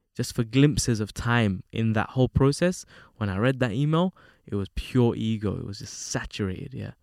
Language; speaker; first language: English; native; English